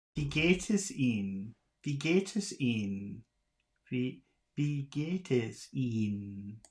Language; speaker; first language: German; non-native, learner; English